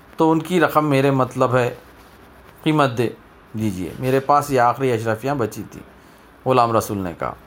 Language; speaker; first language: Urdu; native; Urdu